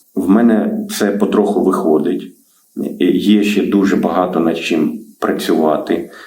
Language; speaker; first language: Ukrainian; non-native, local second language; Russian